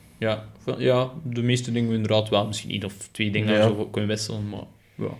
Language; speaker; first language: Dutch; native; Dutch